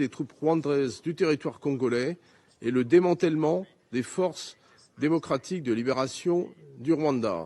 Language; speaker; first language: French; native; French